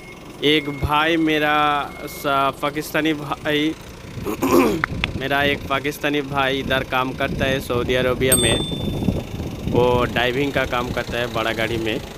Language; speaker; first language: Hindi; non-native, learner; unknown